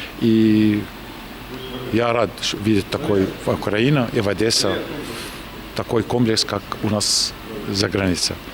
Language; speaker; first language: Russian; non-native, learner; Arabic